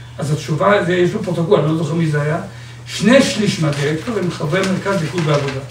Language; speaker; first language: Hebrew; native; Hebrew